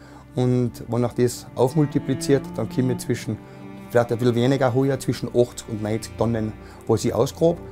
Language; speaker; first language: German; native; German